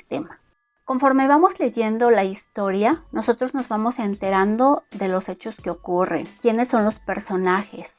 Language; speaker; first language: Spanish; native; Spanish